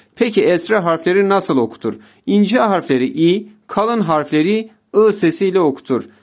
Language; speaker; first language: Turkish; native; Turkish